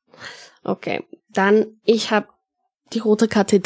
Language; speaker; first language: German; non-native, fluent; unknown